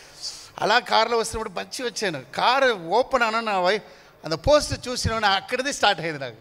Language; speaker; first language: Telugu; non-native, fluent; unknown